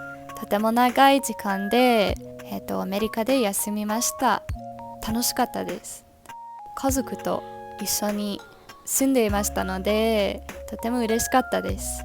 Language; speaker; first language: Japanese; non-native, learner; English